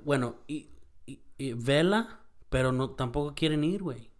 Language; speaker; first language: Spanish; early bilingual, heritage; Spanish